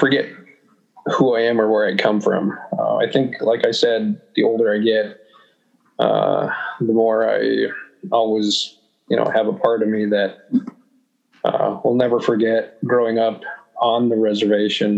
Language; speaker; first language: English; native; English